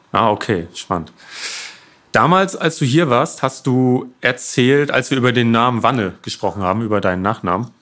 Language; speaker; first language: German; native; German